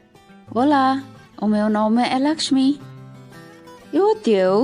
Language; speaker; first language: Portuguese; non-native, fluent; Nepali